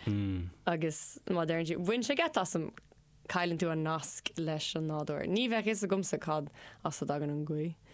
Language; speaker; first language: Irish; non-native, local second language; English